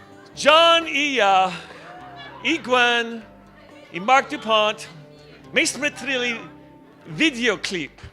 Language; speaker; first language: Russian; non-native, learner; English